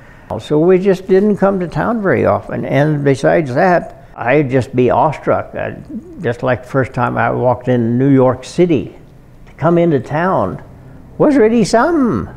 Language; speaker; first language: English; native; English